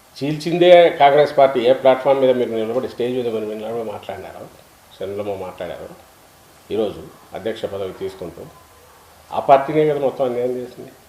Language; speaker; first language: Telugu; native; Telugu